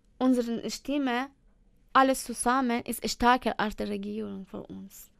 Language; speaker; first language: German; non-native, learner; Persian